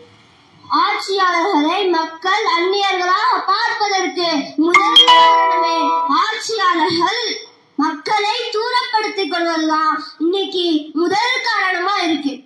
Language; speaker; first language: Tamil; native; Tamil